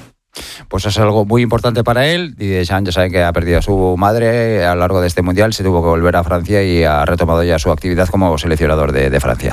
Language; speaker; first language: Spanish; native; Spanish